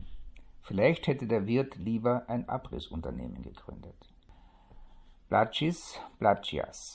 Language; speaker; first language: German; native; German